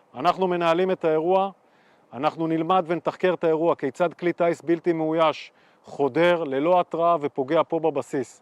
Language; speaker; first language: Hebrew; native; Hebrew